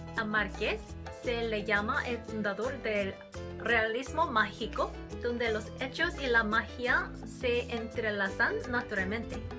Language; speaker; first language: Spanish; non-native, learner; Korean